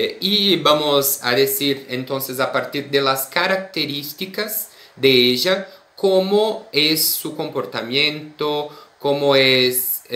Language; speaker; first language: Spanish; non-native, fluent; Portuguese